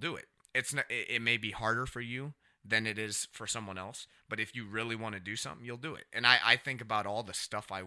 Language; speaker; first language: English; native; English